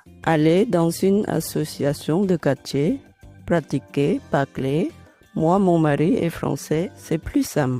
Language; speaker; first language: French; non-native, learner; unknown